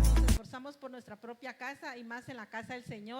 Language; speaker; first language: Spanish; native; Spanish